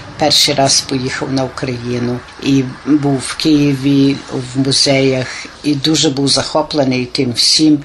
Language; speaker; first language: Ukrainian; early bilingual, heritage; Ukrainian